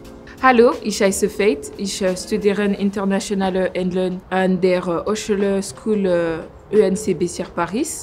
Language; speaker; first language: German; non-native, learner; French